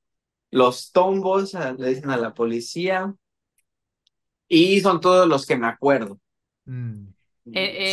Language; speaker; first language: Spanish; native; Spanish